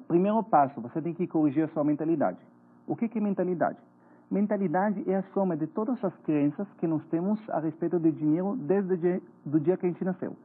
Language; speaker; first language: Portuguese; non-native, fluent; Hebrew